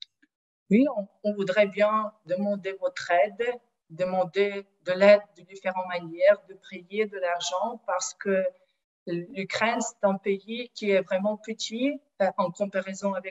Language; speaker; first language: French; non-native, fluent; Ukrainian